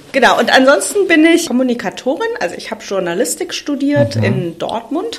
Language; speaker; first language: German; native; German